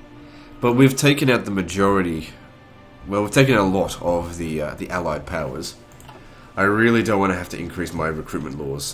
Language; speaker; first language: English; native; English